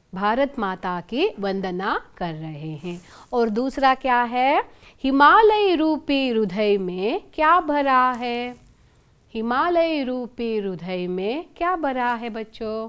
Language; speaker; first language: Hindi; non-native, local second language; Kannada